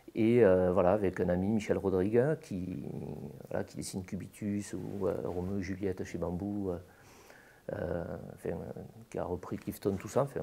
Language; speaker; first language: French; native; French